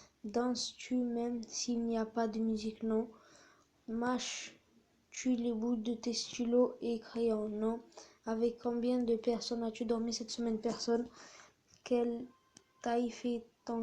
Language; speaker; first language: French; native; French